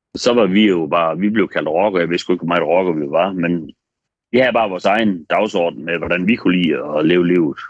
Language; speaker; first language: Danish; native; Danish